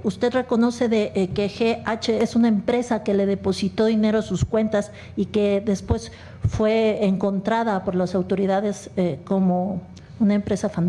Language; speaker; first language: Spanish; native; Spanish